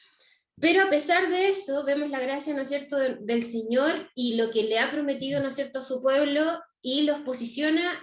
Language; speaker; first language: Spanish; native; Spanish